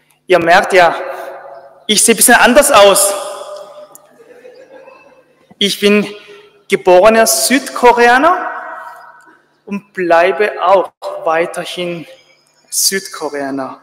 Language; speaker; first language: German; non-native, fluent; Korean